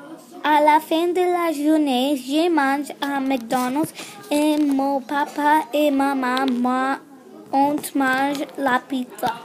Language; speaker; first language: French; non-native, learner; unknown